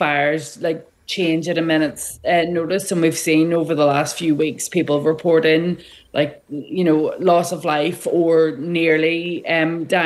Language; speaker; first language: English; native; English